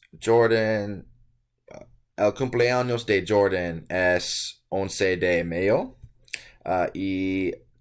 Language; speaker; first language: Spanish; non-native, learner; English